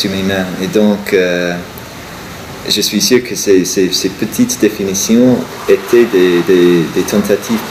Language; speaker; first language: French; non-native, fluent; English